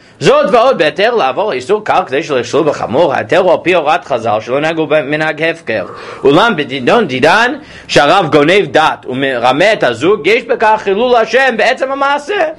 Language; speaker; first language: Hebrew; non-native, fluent; English